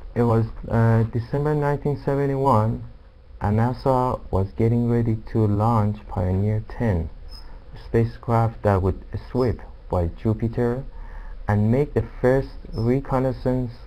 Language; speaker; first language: English; non-native, fluent; Persian